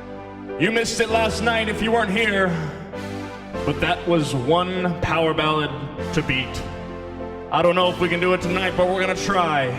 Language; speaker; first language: English; native; English